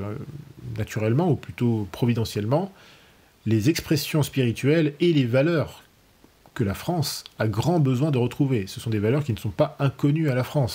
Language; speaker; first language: French; native; French